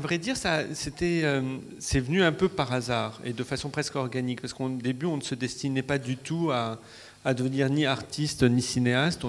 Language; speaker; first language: French; non-native, local second language; Arabic